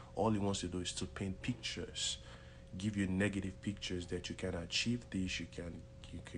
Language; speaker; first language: English; non-native, local second language; Yoruba